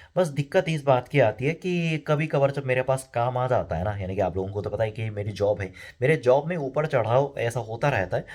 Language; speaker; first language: Hindi; non-native, fluent; Korean